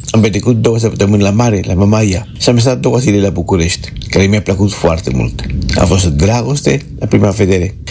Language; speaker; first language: Romanian; non-native, fluent; Spanish